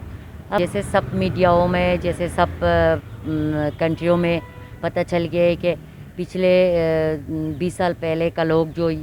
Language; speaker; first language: Hindi; non-native, fluent; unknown